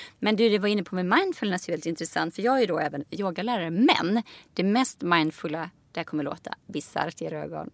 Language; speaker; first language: Swedish; native; Swedish